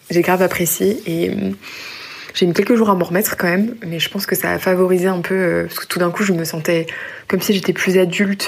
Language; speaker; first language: French; native; French